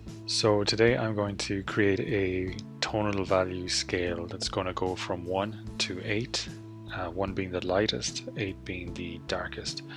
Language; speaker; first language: English; native; English